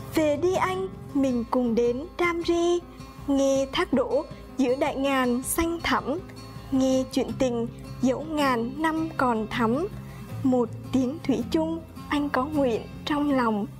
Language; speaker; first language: Vietnamese; native; Vietnamese